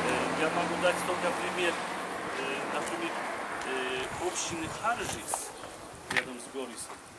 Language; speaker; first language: Russian; non-native, fluent; Polish